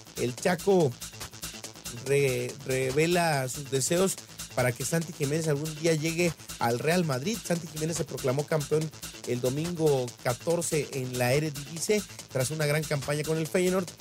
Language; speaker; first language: Spanish; native; Spanish